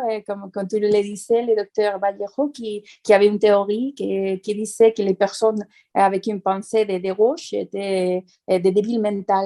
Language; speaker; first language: French; non-native, fluent; Spanish